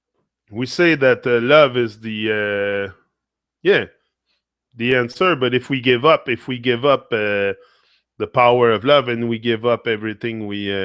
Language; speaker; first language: English; non-native, fluent; French